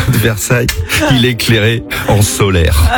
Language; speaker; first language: French; native; French